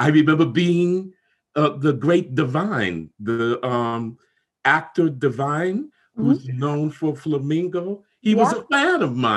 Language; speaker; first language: English; native; English